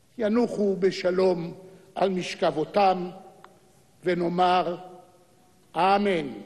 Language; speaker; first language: Hebrew; native; Hebrew